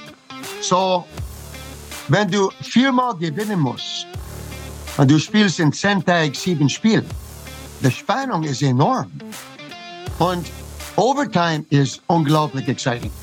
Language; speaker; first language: German; non-native, fluent; English